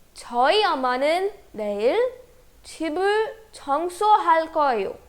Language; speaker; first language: Korean; non-native, fluent; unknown